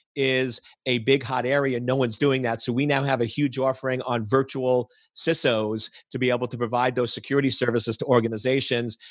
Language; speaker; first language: English; native; English